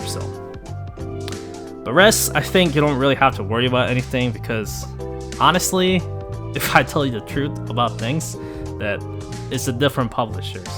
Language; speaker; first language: English; non-native, fluent; Korean